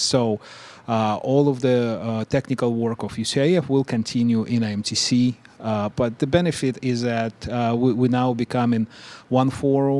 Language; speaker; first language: English; non-native, fluent; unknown